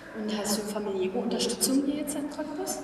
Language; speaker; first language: German; native; German